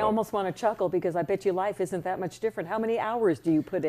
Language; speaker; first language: English; native; English